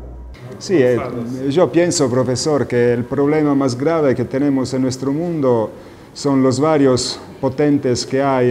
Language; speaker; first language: Spanish; non-native, fluent; Italian